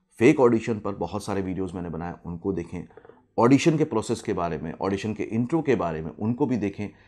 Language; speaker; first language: Hindi; native; Hindi